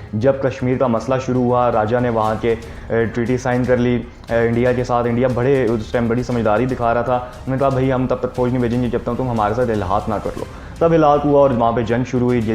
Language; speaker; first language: Urdu; non-native, local second language; Punjabi